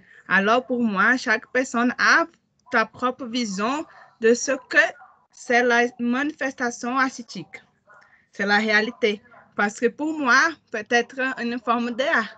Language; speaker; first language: French; non-native, learner; Portuguese